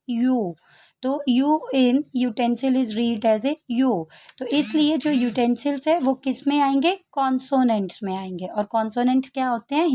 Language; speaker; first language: Hindi; native; Hindi